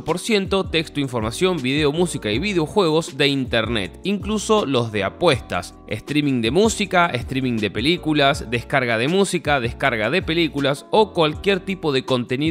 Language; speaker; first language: Spanish; native; Spanish